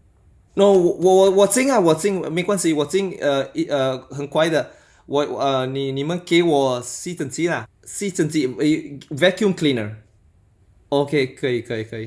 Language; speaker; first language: Chinese; non-native, learner; Malay